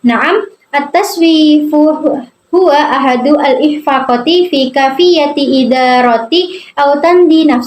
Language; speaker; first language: Arabic; non-native, learner; Indonesian